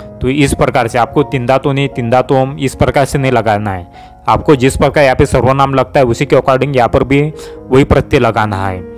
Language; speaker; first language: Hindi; non-native, local second language; Gondi